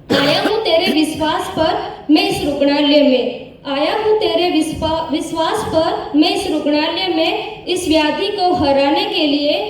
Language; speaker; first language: Hindi; native; Hindi